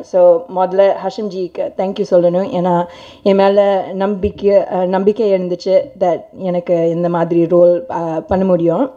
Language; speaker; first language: Tamil; non-native, learner; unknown